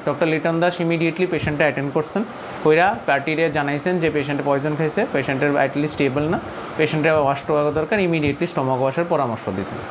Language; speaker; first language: Bangla; native; Bangla